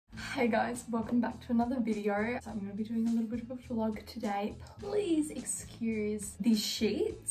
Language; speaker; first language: English; native; English